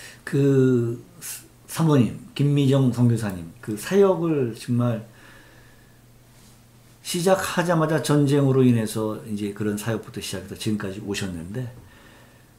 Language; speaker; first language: Korean; native; Korean